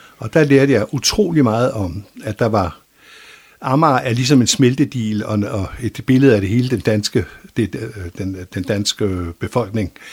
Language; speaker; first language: Danish; native; Danish